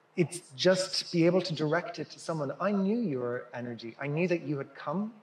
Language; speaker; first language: English; native; English